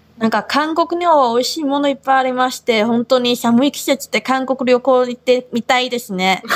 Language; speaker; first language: Japanese; non-native, fluent; Chinese